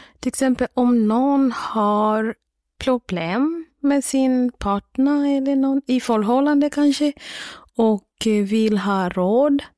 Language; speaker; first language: Swedish; non-native, learner; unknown